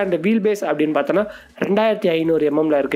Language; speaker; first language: Tamil; native; Tamil